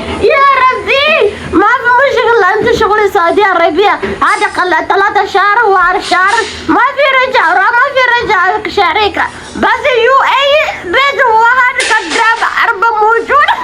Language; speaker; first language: Arabic; non-native, learner; Oromo